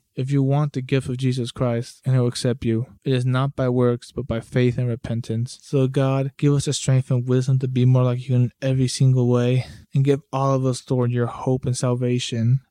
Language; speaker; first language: English; native; English